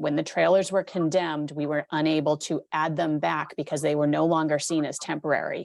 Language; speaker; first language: English; native; English